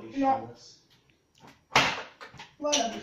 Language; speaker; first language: French; native; French